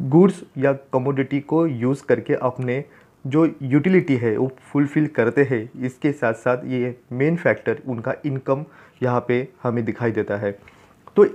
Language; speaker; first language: Hindi; non-native, local second language; Marathi